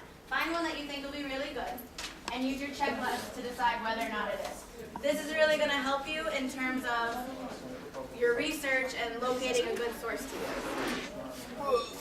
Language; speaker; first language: English; native; English